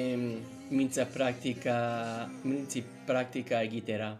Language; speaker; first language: Basque; non-native, learner; English